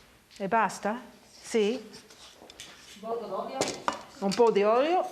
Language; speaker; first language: Italian; non-native, learner; English